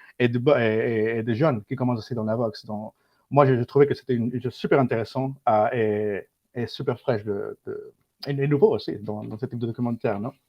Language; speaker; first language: French; non-native, learner; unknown